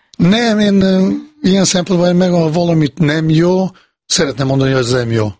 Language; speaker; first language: Hungarian; non-native, fluent; Bosnian